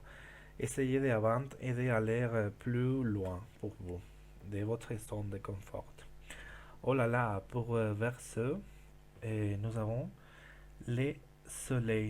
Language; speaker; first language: French; non-native, learner; Spanish